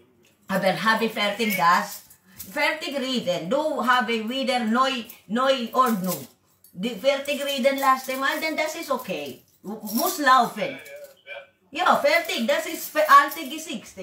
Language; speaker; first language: German; non-native, learner; Waray